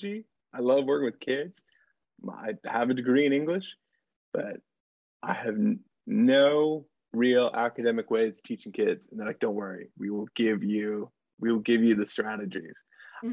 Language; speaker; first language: English; native; English